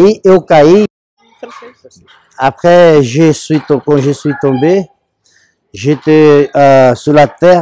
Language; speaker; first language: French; non-native, learner; Portuguese